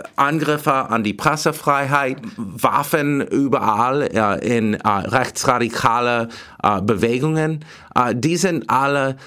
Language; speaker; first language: German; non-native, learner; English